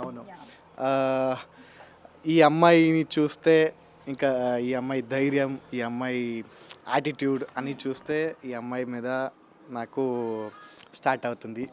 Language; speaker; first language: Telugu; non-native, learner; Kannada